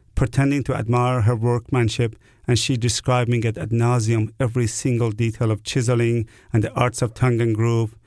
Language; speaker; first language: English; non-native, fluent; Persian